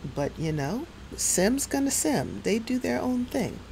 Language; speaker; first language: English; native; English